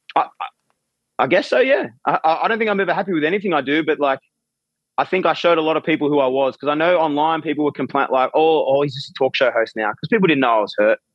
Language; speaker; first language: English; native; English